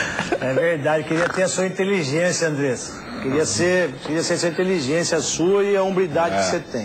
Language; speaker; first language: Portuguese; native; Portuguese